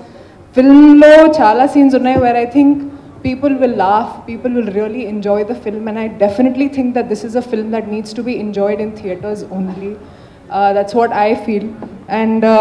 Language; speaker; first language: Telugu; non-native, local second language; Hindi